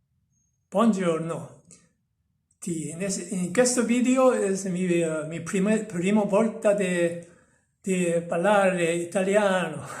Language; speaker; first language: Italian; non-native, learner; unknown